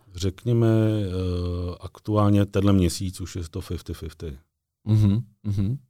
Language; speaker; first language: Czech; native; Czech